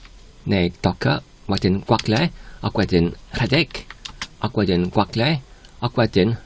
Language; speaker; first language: Welsh; non-native, learner; English